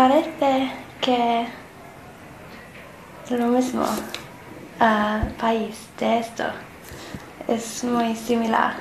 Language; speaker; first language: Spanish; non-native, learner; English